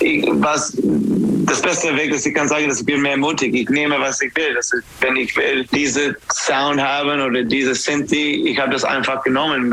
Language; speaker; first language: German; non-native, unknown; English